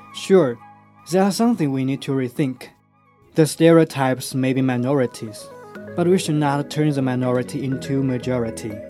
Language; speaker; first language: English; non-native, fluent; Chinese